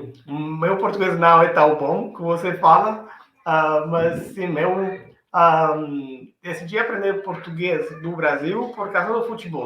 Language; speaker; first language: Portuguese; non-native, fluent; Italian